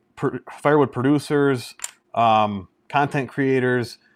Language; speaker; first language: English; native; English